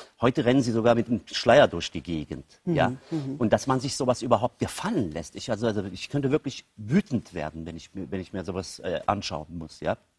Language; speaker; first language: German; early bilingual, other home language; Turkish